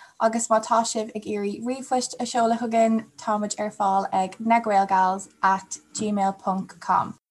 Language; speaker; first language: Irish; non-native, local second language; English